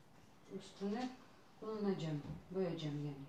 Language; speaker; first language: Turkish; non-native, learner; Russian